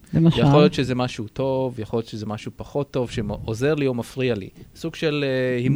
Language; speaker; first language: Hebrew; native; Hebrew